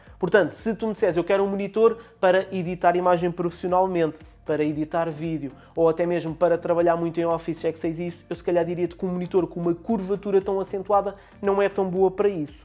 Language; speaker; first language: Portuguese; native; Portuguese